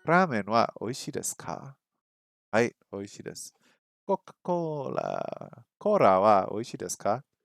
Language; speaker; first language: Japanese; non-native, learner; English